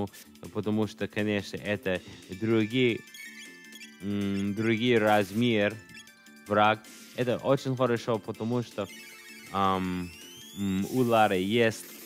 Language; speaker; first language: Russian; non-native, learner; English